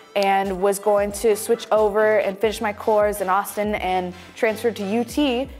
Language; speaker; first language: English; native; English